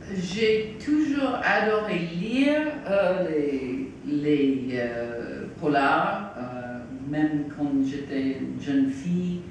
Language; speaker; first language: French; non-native, fluent; English